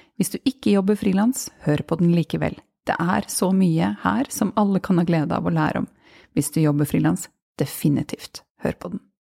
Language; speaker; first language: Norwegian; native; Norwegian